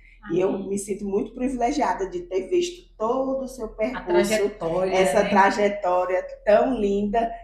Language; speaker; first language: Portuguese; native; Portuguese